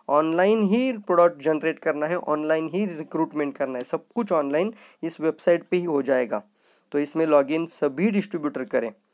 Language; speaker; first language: Hindi; non-native, local second language; Marathi